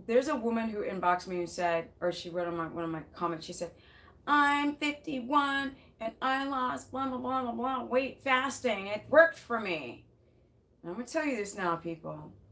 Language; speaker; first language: English; native; English